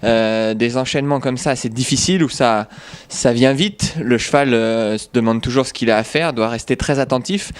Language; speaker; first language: French; native; French